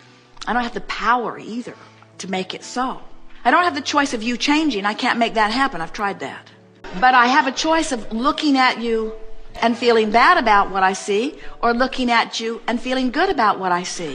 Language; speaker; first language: English; native; English